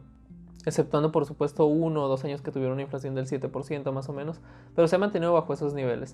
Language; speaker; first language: Spanish; native; Spanish